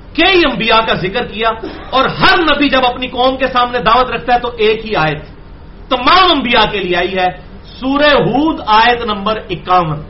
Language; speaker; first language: Urdu; non-native, local second language; Punjabi